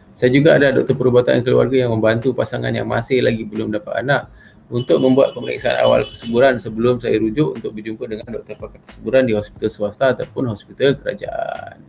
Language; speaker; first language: Malay; native; Malay